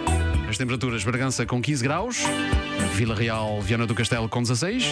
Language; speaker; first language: Portuguese; early bilingual, heritage; Portuguese